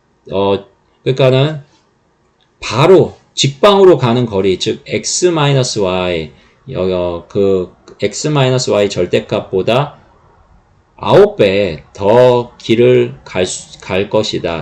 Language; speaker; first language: Korean; native; Korean